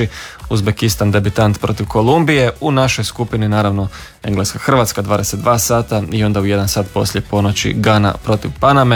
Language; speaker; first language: Serbian; native; Serbian